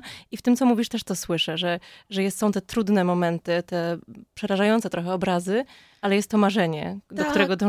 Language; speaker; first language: Polish; native; Polish